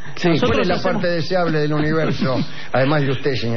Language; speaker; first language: Spanish; native; Spanish